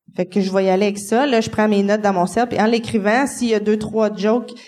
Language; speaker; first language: French; native; French